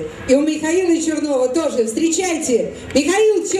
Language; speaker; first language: Russian; native; Russian